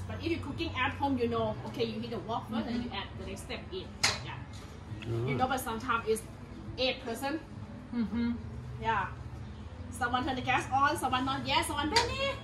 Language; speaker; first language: English; non-native, fluent; Thai